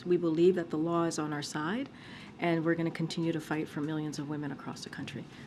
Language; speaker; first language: English; native; English